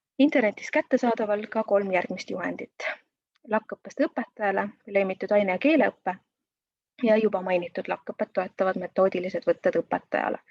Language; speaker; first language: Estonian; native; Estonian